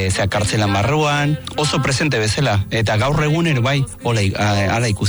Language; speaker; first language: Basque; non-native, fluent; Spanish